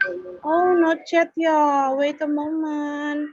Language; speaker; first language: English; non-native, learner; Indonesian